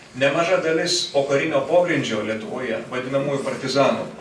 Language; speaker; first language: Lithuanian; non-native, local second language; Russian